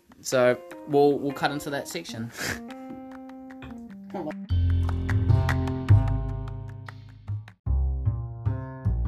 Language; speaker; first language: English; native; English